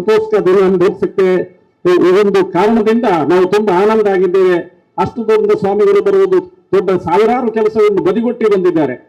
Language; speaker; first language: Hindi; non-native, local second language; Kannada